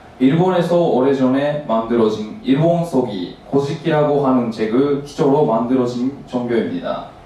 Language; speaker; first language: Korean; non-native, learner; Japanese